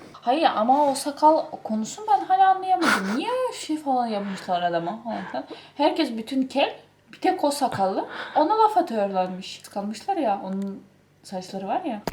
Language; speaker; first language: Turkish; non-native, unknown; Ukrainian